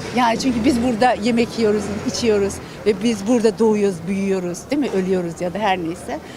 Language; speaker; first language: Turkish; native; Turkish